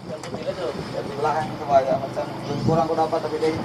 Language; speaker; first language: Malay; non-native, local second language; Chinese